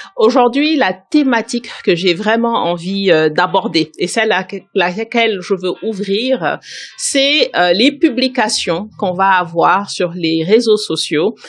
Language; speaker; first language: French; non-native, local second language; Wolof